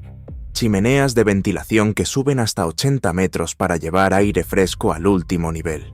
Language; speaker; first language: Spanish; native; Spanish